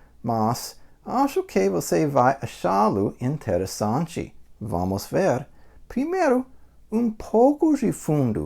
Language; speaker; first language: Portuguese; non-native, fluent; English